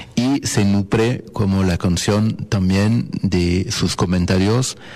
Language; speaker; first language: Spanish; non-native, fluent; French